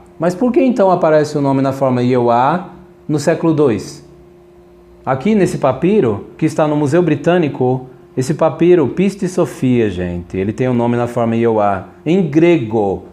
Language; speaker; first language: Portuguese; native; Portuguese